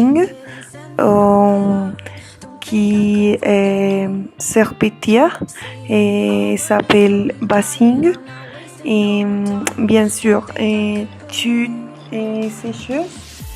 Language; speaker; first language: French; non-native, learner; Spanish